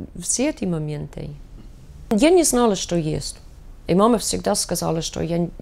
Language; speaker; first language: Russian; non-native, fluent; English